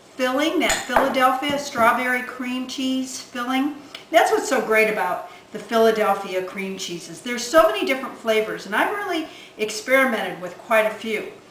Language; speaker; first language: English; native; English